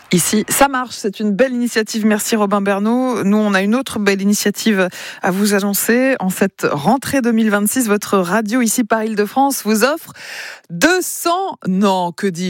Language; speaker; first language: French; native; French